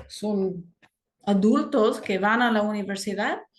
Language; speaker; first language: Spanish; non-native, fluent; English